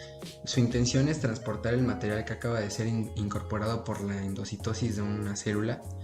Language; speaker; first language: Spanish; native; Spanish